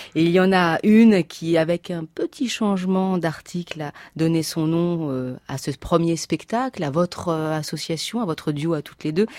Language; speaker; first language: French; native; French